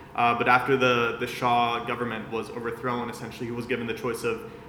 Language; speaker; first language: English; early bilingual, other home language; Persian